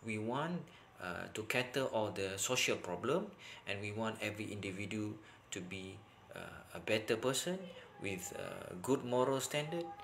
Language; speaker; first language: English; non-native, local second language; Malay